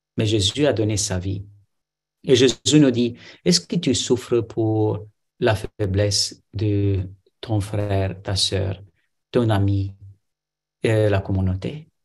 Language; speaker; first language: French; non-native, fluent; Romanian